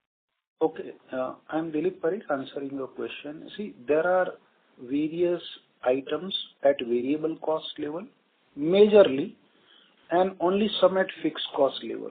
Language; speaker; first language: English; non-native, local second language; Gujarati